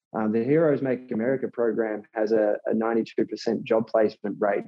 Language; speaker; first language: English; native; English